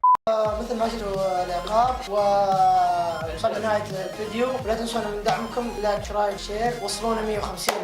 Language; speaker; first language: Arabic; native; Arabic